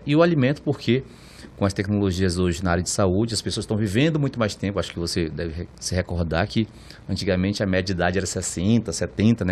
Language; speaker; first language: Portuguese; native; Portuguese